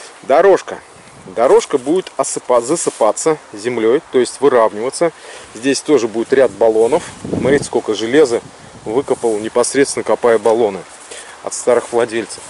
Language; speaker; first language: Russian; native; Russian